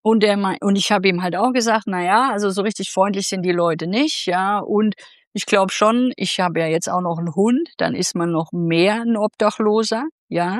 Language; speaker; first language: German; native; German